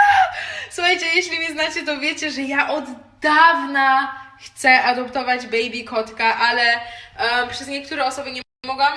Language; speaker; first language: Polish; early bilingual, heritage; Polish